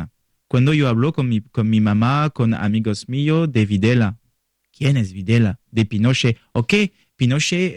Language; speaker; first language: Spanish; non-native, learner; French